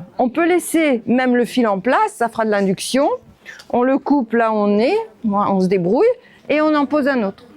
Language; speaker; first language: French; native; French